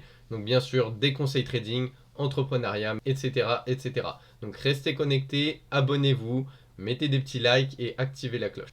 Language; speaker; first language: French; native; French